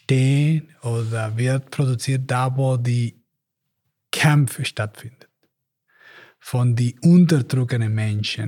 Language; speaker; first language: German; non-native, learner; Spanish